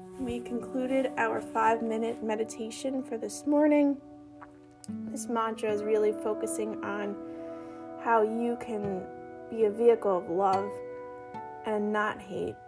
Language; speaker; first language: English; native; English